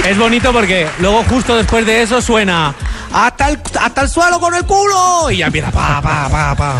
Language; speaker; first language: Spanish; native; Spanish